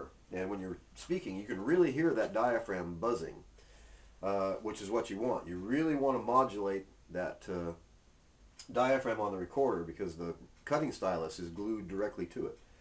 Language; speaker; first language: English; native; English